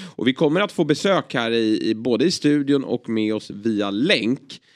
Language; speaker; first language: Swedish; native; Swedish